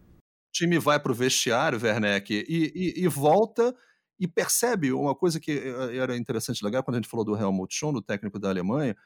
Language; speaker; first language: Portuguese; native; Portuguese